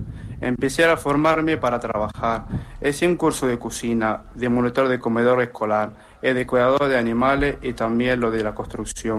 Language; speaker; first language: Spanish; non-native, learner; Arabic